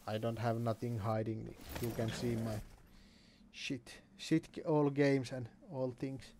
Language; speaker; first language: English; non-native, learner; Finnish